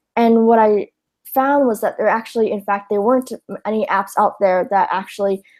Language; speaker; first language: English; early bilingual, other home language; Cantonese